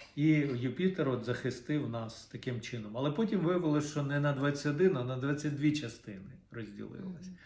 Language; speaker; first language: Ukrainian; non-native, local second language; Russian